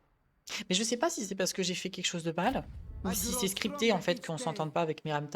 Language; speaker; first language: French; native; French